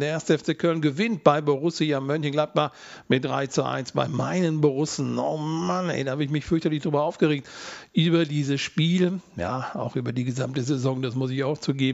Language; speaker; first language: German; native; German